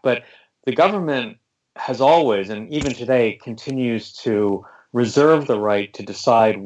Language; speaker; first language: English; native; English